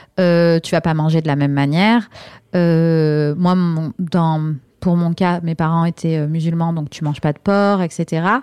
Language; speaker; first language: French; native; French